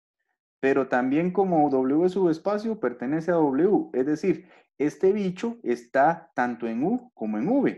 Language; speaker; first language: Spanish; native; Spanish